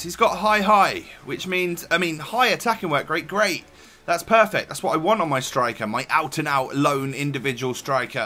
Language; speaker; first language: English; native; English